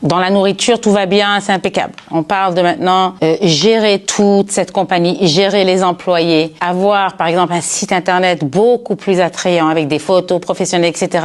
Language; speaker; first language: French; native; French